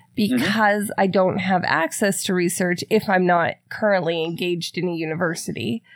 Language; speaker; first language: English; native; English